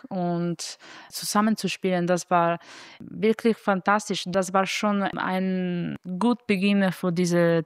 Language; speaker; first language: German; non-native, fluent; Italian